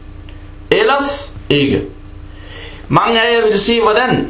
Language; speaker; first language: Danish; early bilingual, other home language; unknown